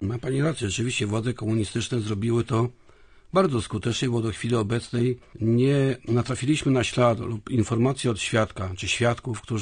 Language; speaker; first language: Polish; native; Polish